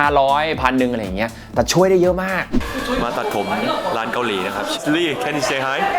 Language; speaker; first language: Thai; native; Thai